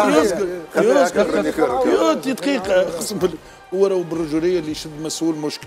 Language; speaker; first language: Arabic; native; Arabic